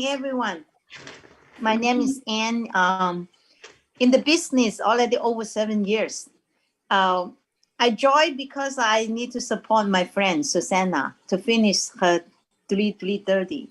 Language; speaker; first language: English; non-native, learner; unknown